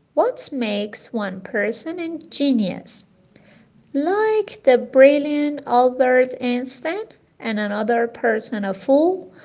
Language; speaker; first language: English; non-native, fluent; Persian